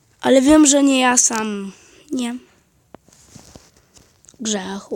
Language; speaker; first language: Polish; native; Polish